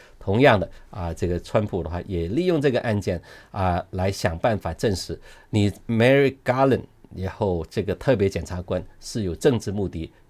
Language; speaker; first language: Chinese; non-native, local second language; Cantonese